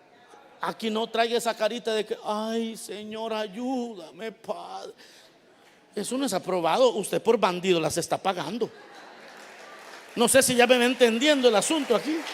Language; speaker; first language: Spanish; native; Spanish